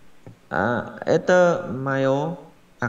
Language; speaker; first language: Russian; non-native, learner; Vietnamese